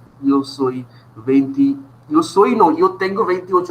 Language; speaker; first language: Spanish; non-native, fluent; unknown